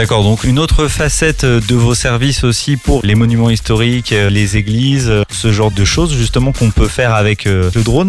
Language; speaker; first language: French; native; French